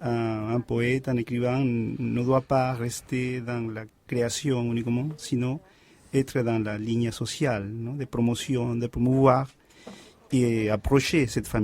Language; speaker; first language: French; non-native, fluent; Spanish